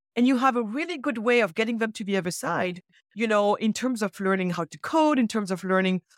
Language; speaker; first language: English; early bilingual, other home language; Wolof